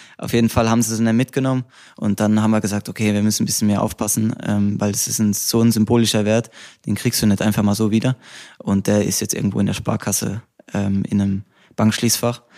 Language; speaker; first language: German; native; German